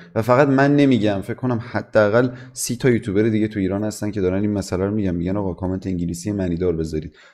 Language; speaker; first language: Persian; native; Persian